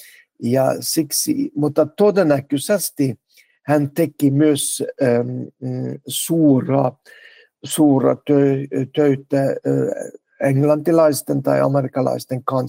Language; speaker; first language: Finnish; non-native, fluent; Norwegian